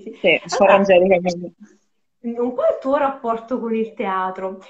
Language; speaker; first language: Italian; native; Italian